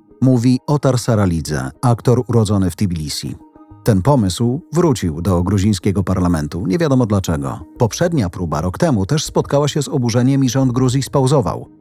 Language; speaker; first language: Polish; native; Polish